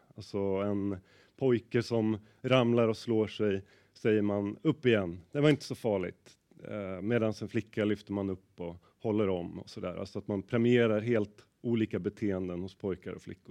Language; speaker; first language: Swedish; native; Swedish